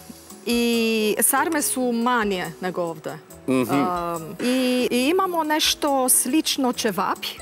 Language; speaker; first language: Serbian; non-native, learner; Romanian